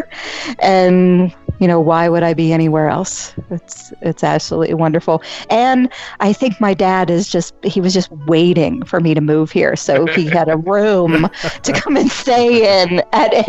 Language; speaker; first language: English; native; English